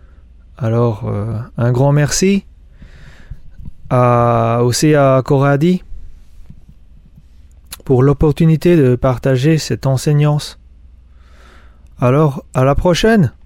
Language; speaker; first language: French; non-native, fluent; Spanish